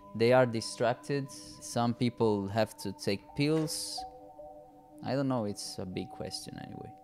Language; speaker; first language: English; non-native, fluent; Italian